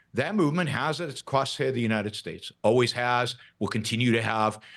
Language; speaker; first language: English; non-native, fluent; Hebrew